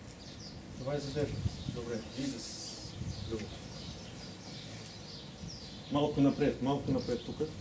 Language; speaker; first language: Bulgarian; non-native, learner; Russian